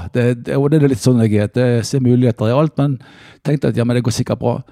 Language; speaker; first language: Norwegian; native; Norwegian